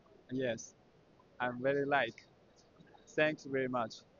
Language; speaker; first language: English; non-native, learner; Chinese